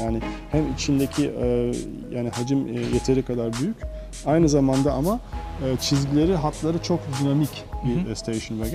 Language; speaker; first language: Turkish; native; Turkish